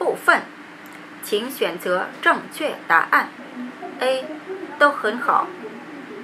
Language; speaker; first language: Chinese; non-native, learner; Vietnamese